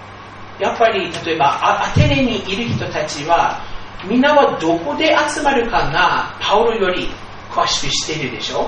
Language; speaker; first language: Japanese; non-native, fluent; English